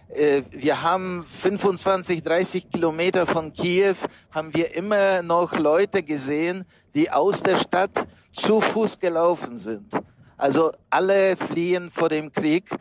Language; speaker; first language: German; non-native, fluent; Polish